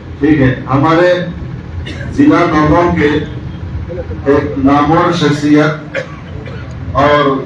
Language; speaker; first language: Urdu; non-native, local second language; Bangla